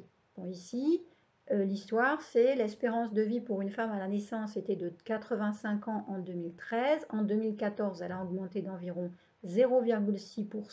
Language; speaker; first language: French; native; French